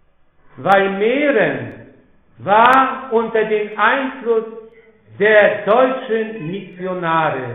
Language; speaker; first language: German; non-native, fluent; Polish